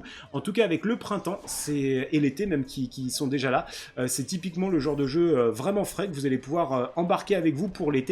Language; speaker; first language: French; native; French